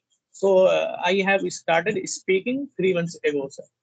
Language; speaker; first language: English; non-native, learner; Hindi